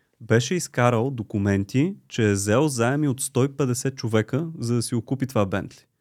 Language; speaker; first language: Bulgarian; native; Bulgarian